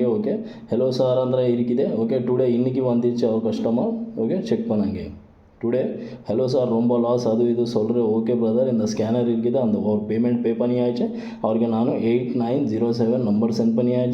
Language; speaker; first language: Tamil; non-native, learner; Kannada